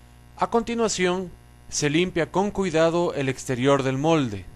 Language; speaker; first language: Spanish; native; Spanish